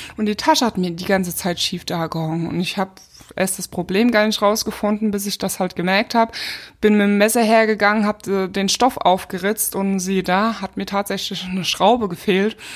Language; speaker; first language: German; native; German